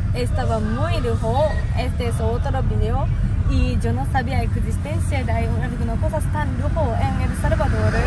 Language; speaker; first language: Spanish; non-native, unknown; Japanese